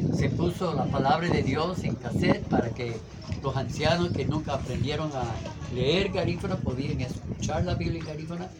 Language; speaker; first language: Spanish; non-native, fluent; English